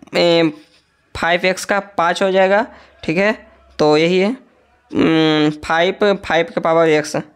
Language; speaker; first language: Hindi; native; Hindi